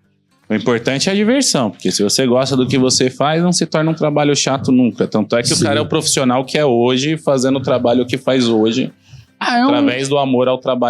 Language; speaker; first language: Portuguese; native; Portuguese